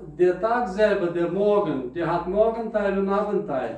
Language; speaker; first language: German; non-native, fluent; Russian